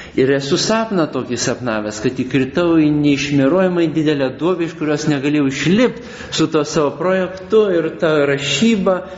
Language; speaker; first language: Lithuanian; native; Lithuanian